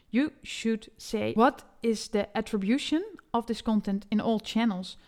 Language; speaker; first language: English; non-native, fluent; Dutch